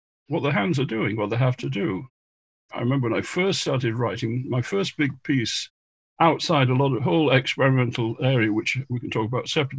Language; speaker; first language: English; native; English